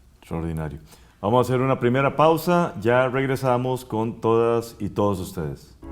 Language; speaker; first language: Spanish; native; Spanish